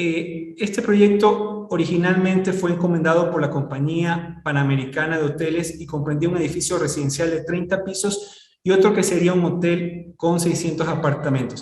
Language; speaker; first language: Spanish; native; Spanish